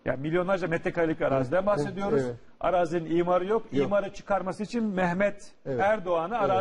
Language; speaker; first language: Turkish; native; Turkish